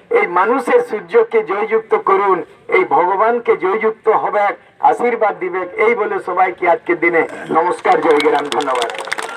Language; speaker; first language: Bangla; non-native, local second language; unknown